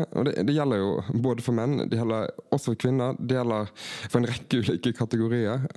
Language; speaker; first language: Norwegian; native; Norwegian